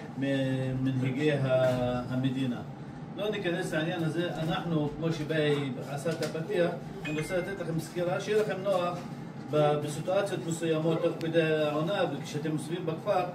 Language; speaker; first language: Hebrew; non-native, local second language; Arabic